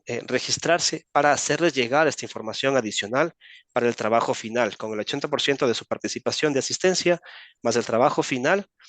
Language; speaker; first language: Spanish; native; Spanish